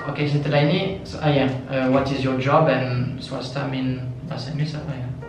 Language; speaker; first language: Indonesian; non-native, fluent; French